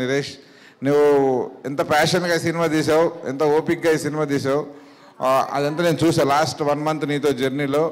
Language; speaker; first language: Telugu; native; Telugu